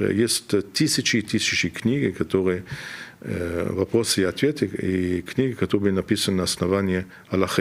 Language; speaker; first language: Russian; non-native, fluent; German